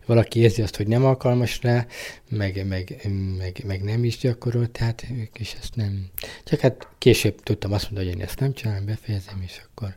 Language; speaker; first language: Hungarian; native; Hungarian